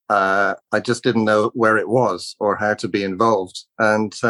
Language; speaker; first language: English; native; English